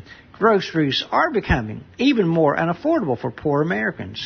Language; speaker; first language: English; native; English